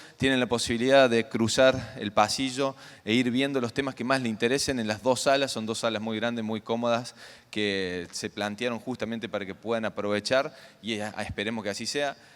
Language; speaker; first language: Spanish; native; Spanish